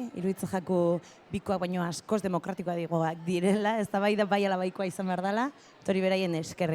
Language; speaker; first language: Basque; native; Basque